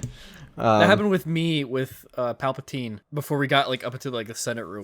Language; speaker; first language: English; native; English